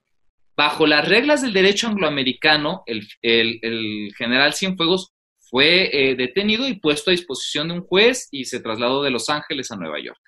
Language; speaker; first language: Spanish; native; Spanish